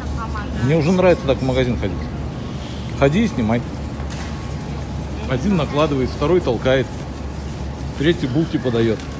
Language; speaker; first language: Russian; native; Russian